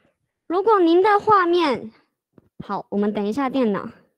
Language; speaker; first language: Chinese; native; Chinese